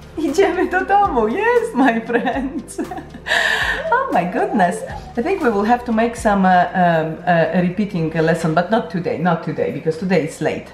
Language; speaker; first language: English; non-native, fluent; Polish